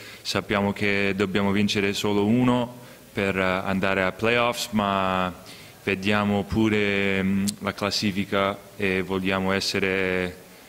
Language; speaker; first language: Italian; non-native, fluent; English